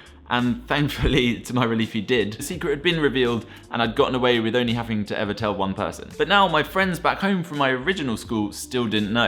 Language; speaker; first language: English; native; English